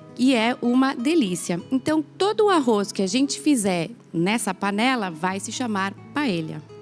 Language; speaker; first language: Portuguese; native; Portuguese